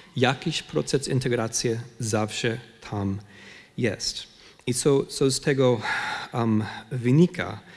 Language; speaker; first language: Polish; non-native, fluent; English